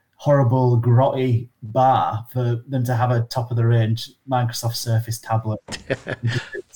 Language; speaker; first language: English; native; English